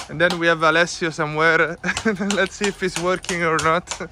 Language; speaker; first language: English; non-native, fluent; Italian